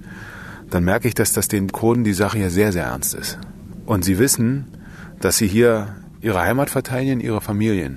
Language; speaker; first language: German; native; German